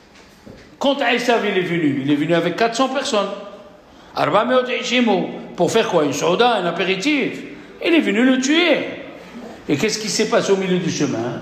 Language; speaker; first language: French; native; French